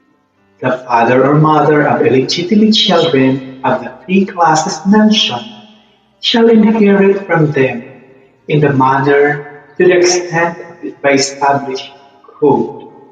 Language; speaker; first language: English; non-native, local second language; Filipino